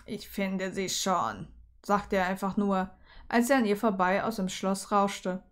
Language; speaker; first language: German; native; German